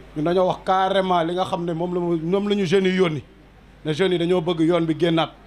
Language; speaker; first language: Wolof; native; Wolof